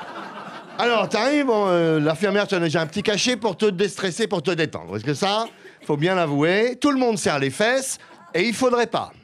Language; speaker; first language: French; native; French